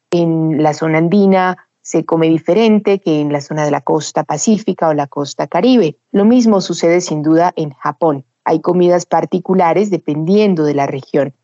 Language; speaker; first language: Spanish; native; Spanish